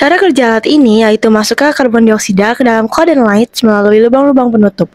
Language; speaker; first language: Indonesian; native; Indonesian